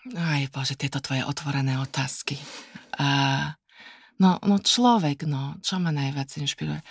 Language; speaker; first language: Slovak; native; Slovak